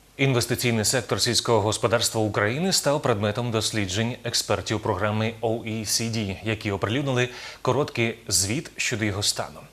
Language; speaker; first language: Ukrainian; native; Ukrainian